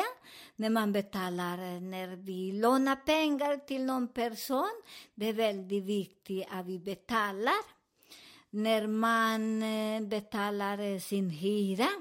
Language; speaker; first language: Swedish; non-native, fluent; Spanish